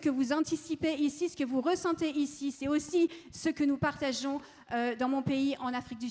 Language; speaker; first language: French; native; French